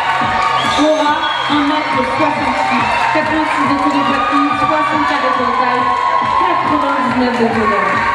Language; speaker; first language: French; native; French